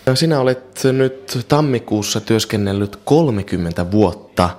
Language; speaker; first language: Finnish; non-native, local second language; Swedish